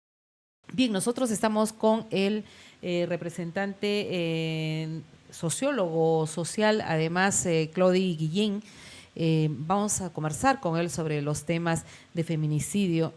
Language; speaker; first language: Spanish; native; Spanish